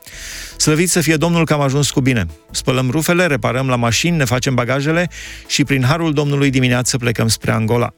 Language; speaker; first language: Romanian; native; Romanian